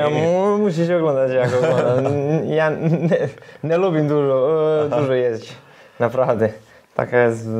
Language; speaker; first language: Polish; non-native, learner; Serbian